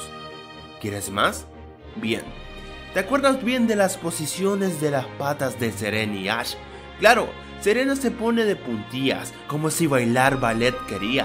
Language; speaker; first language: Spanish; native; Spanish